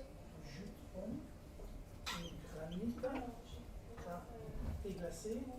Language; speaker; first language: French; non-native, learner; German